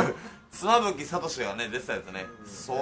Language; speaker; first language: Japanese; native; Japanese